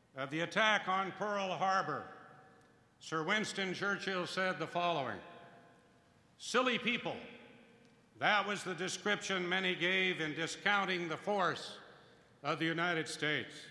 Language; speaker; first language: English; native; English